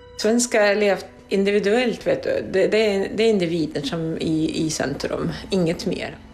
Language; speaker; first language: Swedish; non-native, fluent; Arabic